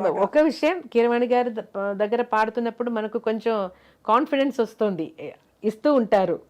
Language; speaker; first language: Telugu; non-native, local second language; Malayalam